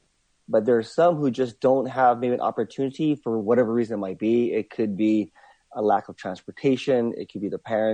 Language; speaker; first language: English; native; English